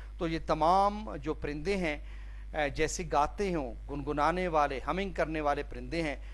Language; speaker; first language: Urdu; non-native, local second language; Saraiki